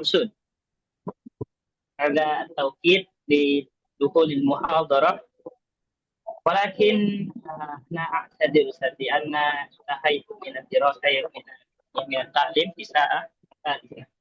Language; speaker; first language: Arabic; non-native, learner; Indonesian